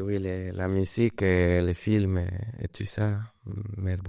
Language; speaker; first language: French; non-native, learner; Spanish